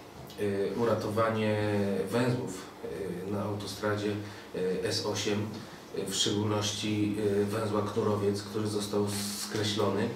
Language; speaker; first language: Polish; native; Polish